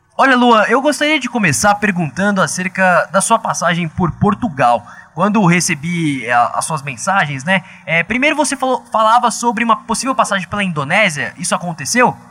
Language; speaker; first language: Portuguese; native; Portuguese